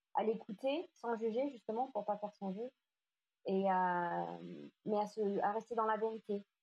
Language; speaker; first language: French; native; French